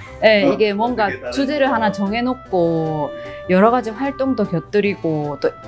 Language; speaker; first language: Korean; native; Korean